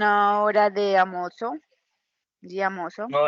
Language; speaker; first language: Portuguese; non-native, learner; Spanish